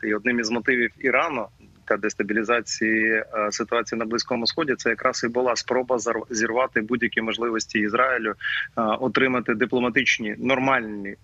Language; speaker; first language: Ukrainian; native; Ukrainian